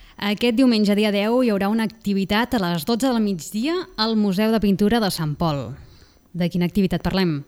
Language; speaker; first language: Catalan; native; Catalan